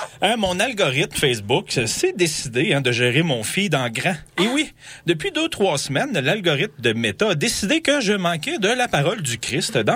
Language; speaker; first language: French; native; French